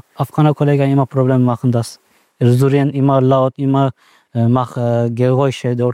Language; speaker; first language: German; non-native, learner; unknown